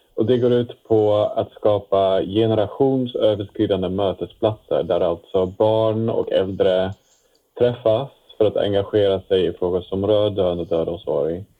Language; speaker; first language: Swedish; non-native, fluent; Dutch